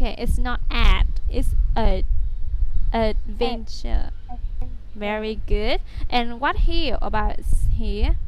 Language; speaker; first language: English; non-native, fluent; Vietnamese